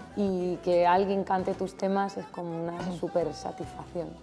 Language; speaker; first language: Spanish; native; Spanish